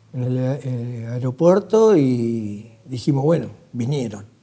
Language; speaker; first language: Spanish; native; Spanish